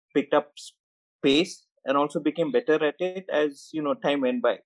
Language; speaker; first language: English; non-native, local second language; Malayalam